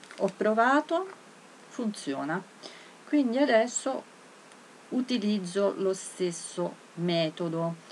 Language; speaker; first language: Italian; native; Italian